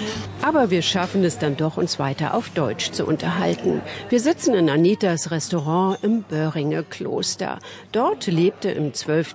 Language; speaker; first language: German; native; German